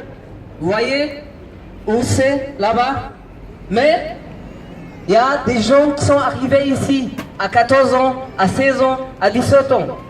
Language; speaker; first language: French; non-native, learner; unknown